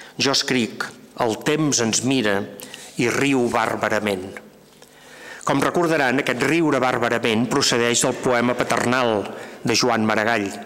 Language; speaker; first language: Catalan; native; Catalan